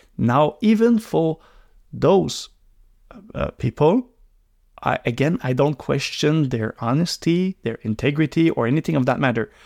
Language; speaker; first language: English; non-native, local second language; French